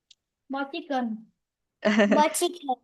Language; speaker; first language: English; non-native, learner; Vietnamese